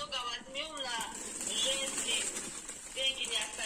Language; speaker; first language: Russian; non-native, learner; Tajik